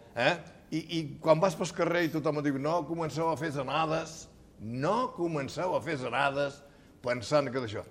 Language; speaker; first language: Catalan; native; Catalan